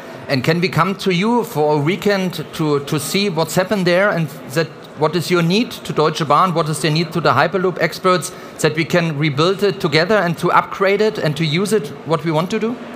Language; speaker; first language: English; non-native, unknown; German